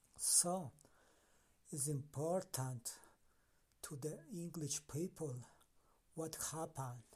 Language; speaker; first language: English; non-native, learner; Spanish